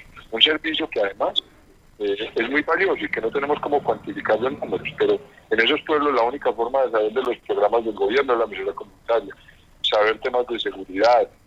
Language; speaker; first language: Spanish; native; Spanish